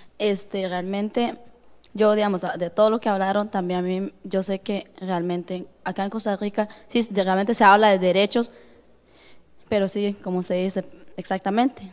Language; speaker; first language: Spanish; non-native, local second language; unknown